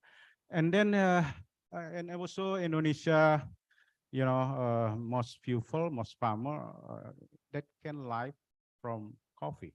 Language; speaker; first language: English; non-native, learner; Indonesian